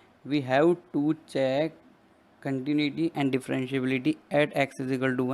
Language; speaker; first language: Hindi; native; Hindi